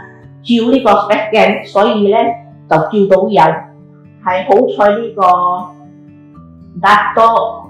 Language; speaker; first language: Cantonese; native; Cantonese